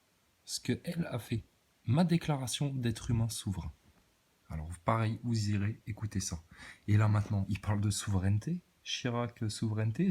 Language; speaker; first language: French; native; French